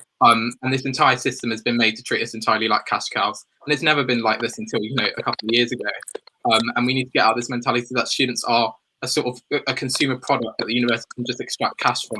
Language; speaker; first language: English; native; English